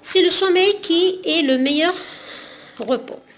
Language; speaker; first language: French; non-native, local second language; Arabic